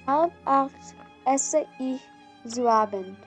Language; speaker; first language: German; non-native, learner; English